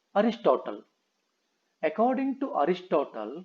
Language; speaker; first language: English; non-native, local second language; Kannada